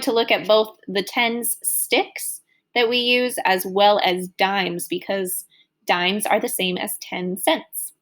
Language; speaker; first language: English; native; English